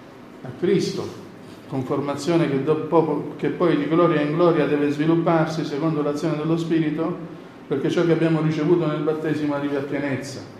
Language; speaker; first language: Italian; native; Italian